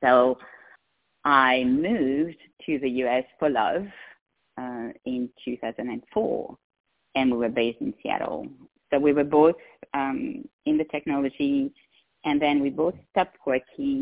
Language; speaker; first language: English; non-native, fluent; French